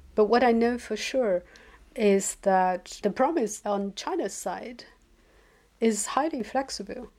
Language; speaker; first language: English; non-native, fluent; Chinese